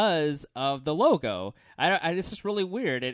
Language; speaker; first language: English; native; English